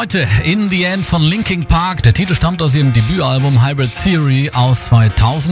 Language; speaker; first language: German; native; German